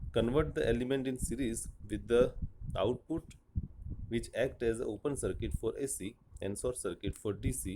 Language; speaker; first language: English; non-native, local second language; Gujarati